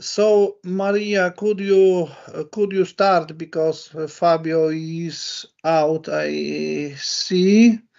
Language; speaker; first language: English; non-native, learner; Polish